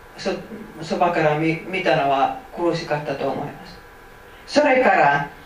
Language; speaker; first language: Japanese; non-native, fluent; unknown